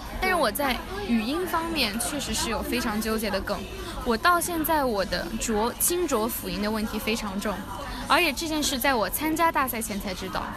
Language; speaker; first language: Chinese; native; Chinese